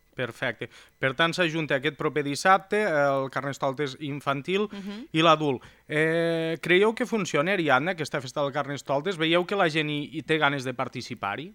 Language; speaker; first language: Catalan; native; Catalan